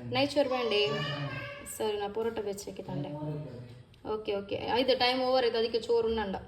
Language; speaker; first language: Kannada; non-native, local second language; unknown